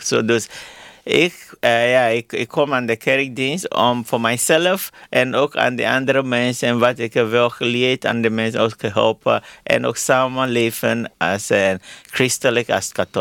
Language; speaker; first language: Dutch; non-native, learner; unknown